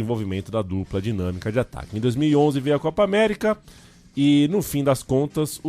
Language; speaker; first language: Portuguese; native; Portuguese